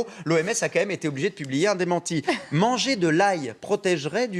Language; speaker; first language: French; native; French